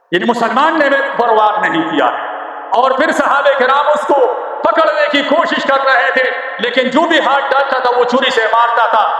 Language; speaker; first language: Urdu; non-native, local second language; Pashto